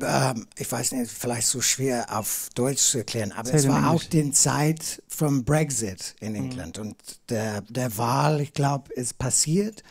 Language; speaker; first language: German; non-native, learner; English